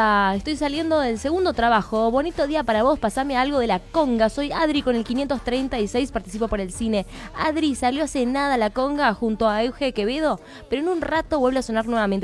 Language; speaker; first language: Spanish; native; Spanish